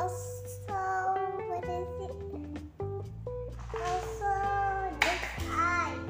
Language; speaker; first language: English; non-native, learner; Indonesian